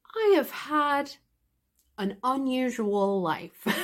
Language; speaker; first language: English; native; English